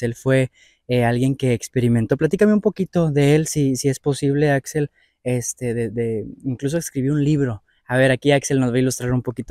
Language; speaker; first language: Spanish; native; Spanish